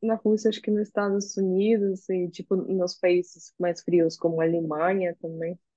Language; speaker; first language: Portuguese; non-native, fluent; Russian